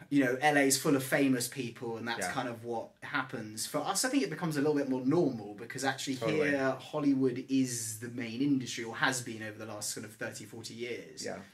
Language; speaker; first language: English; native; English